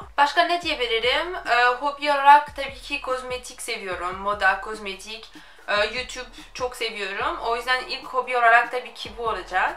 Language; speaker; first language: Turkish; early bilingual, heritage; French